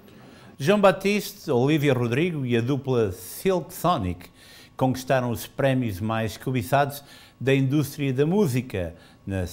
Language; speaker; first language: Portuguese; native; Portuguese